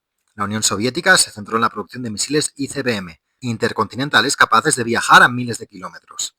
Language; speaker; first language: Spanish; native; Spanish